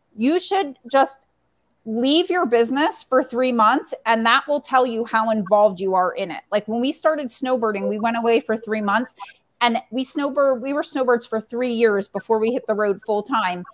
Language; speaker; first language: English; native; English